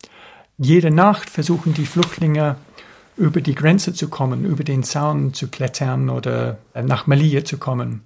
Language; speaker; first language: German; non-native, fluent; English